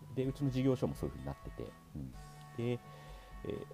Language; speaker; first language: Japanese; native; Japanese